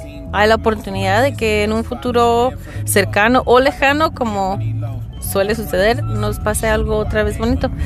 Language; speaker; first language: Spanish; early bilingual, heritage; Spanish